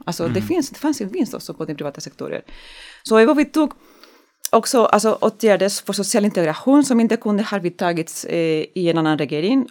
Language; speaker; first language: Swedish; non-native, learner; Spanish